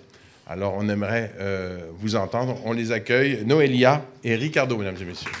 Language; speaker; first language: French; native; French